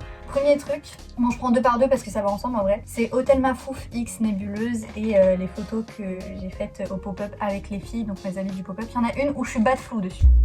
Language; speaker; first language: French; native; French